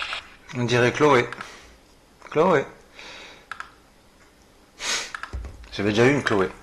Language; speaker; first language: French; native; French